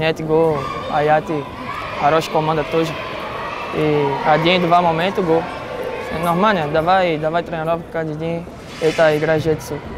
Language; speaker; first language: Russian; non-native, learner; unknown